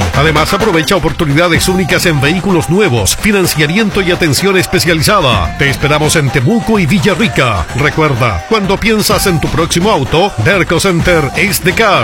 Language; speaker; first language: Spanish; native; Spanish